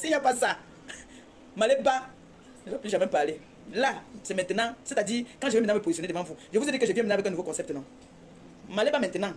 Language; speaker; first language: French; native; French